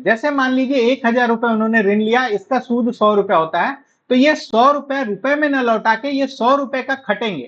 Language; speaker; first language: Hindi; native; Hindi